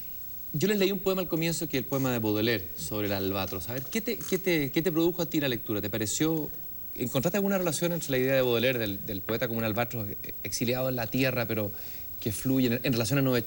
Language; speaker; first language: Spanish; native; Spanish